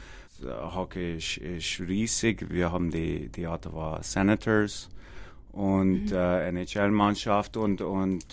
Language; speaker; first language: German; non-native, learner; English